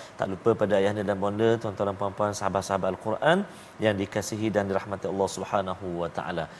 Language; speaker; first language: Malay; native; Malay